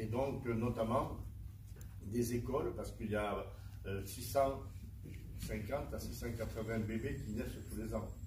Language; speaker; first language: French; native; French